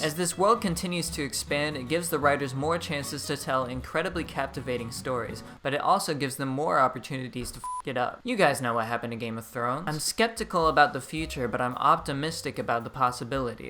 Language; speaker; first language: English; native; English